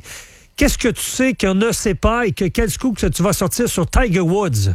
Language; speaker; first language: French; native; French